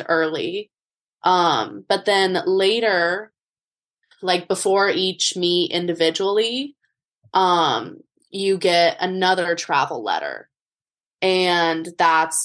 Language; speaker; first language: English; native; English